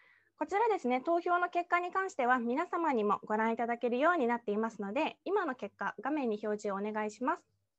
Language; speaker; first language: Japanese; native; Japanese